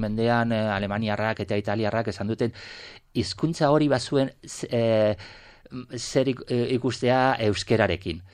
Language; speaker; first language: Basque; non-native, local second language; Spanish